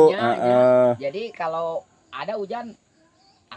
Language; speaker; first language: Indonesian; non-native, local second language; Sundanese